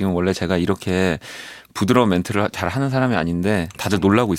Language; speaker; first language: Korean; native; Korean